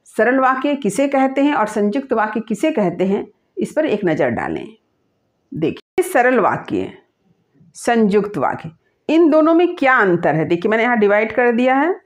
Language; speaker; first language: Hindi; native; Hindi